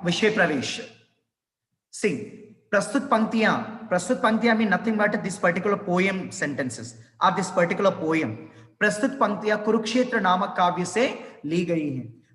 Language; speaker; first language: Hindi; non-native, local second language; Telugu